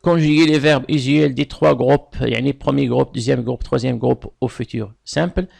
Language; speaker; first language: French; non-native, local second language; Arabic